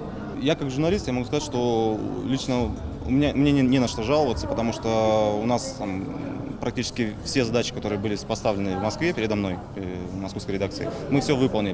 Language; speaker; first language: Russian; native; Russian